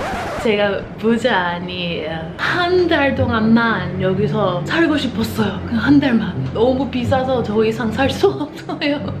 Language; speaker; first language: Korean; non-native, fluent; English